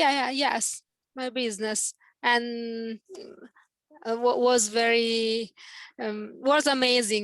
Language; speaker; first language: English; non-native, learner; Italian